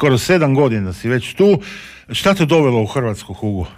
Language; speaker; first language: Croatian; native; Croatian